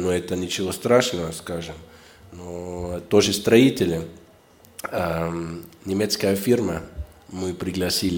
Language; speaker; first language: Russian; non-native, fluent; German